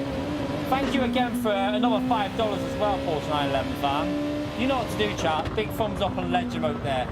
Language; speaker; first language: English; native; English